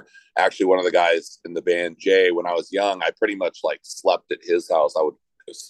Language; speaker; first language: English; native; English